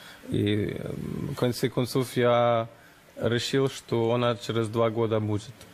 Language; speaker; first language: Russian; non-native, learner; German